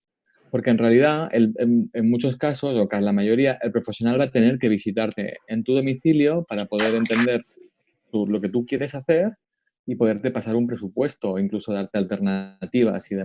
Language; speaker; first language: Spanish; native; Spanish